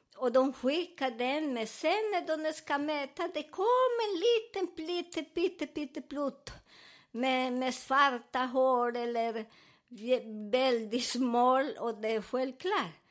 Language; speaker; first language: Swedish; non-native, learner; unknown